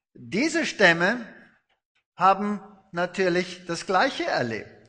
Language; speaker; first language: German; non-native, fluent; Afrikaans